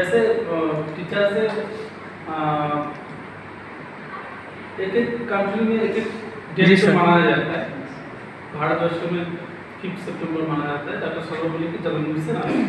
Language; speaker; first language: Hindi; non-native, local second language; Bangla